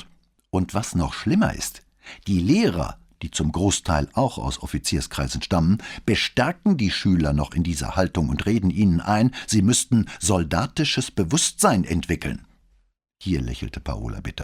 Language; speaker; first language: German; native; German